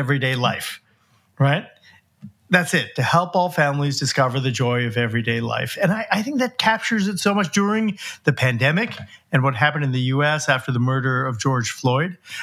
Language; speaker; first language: English; native; English